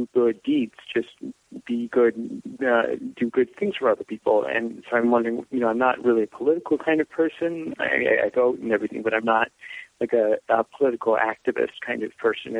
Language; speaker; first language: English; native; English